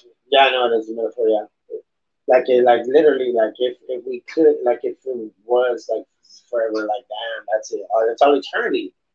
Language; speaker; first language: English; native; English